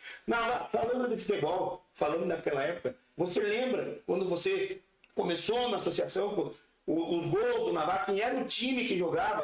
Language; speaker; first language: Portuguese; native; Portuguese